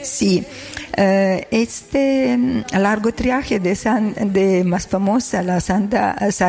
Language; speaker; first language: Spanish; non-native, learner; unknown